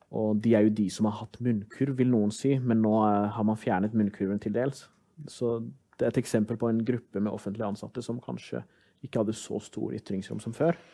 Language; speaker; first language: Norwegian; early bilingual, other home language; Somali